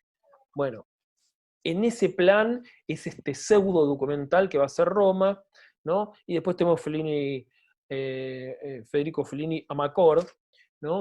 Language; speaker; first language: Spanish; native; Spanish